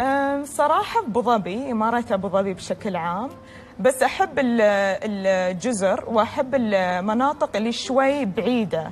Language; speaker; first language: Arabic; native; Arabic